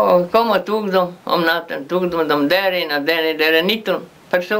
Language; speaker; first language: Swedish; early bilingual, heritage; Swedish